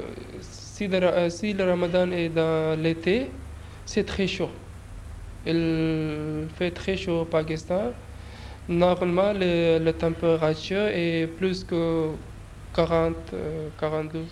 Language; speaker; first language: French; non-native, learner; Urdu